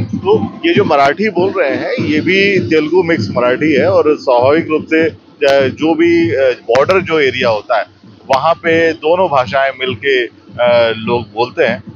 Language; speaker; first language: Hindi; native; Hindi